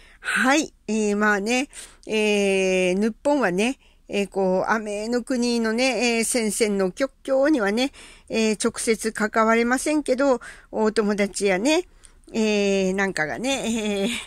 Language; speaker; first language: Japanese; native; Japanese